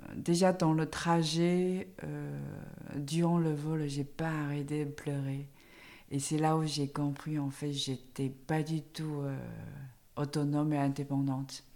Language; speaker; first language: French; non-native, fluent; Chinese